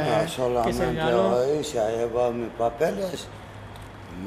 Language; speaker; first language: Spanish; non-native, learner; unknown